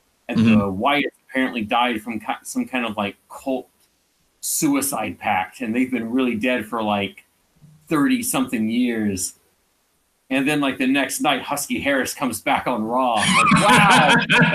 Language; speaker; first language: English; native; English